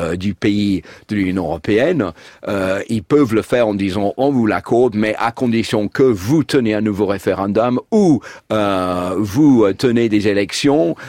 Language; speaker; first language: French; non-native, fluent; English